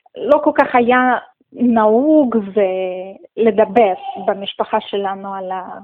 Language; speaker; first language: Hebrew; non-native, fluent; Russian